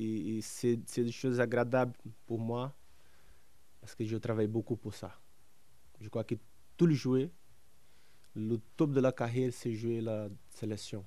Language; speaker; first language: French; non-native, learner; Portuguese